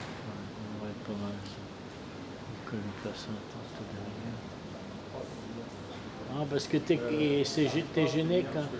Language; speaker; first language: French; native; French